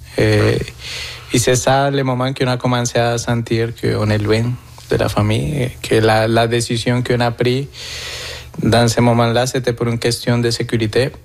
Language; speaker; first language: French; non-native, fluent; Spanish